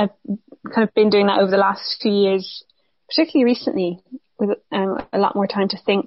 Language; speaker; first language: English; native; English